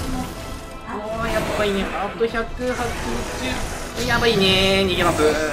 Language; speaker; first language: Japanese; native; Japanese